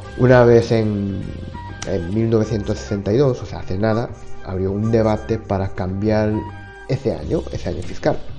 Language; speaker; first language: Spanish; non-native, fluent; Japanese